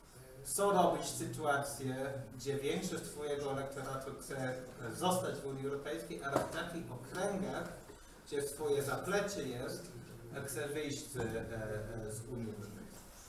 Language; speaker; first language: Polish; non-native, learner; English